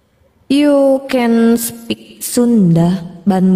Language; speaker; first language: English; non-native, learner; Indonesian